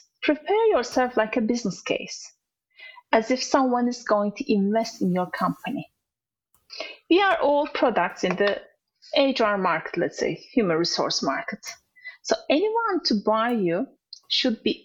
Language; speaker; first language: English; non-native, fluent; Turkish